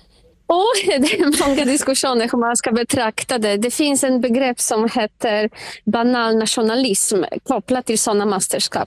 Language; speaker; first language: Swedish; non-native, fluent; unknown